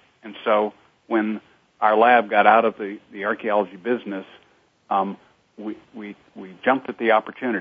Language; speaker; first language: English; native; English